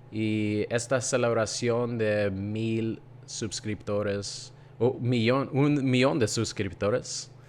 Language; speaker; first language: Spanish; early bilingual, heritage; Spanish